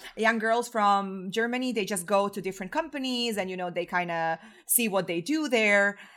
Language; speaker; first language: English; non-native, fluent; Croatian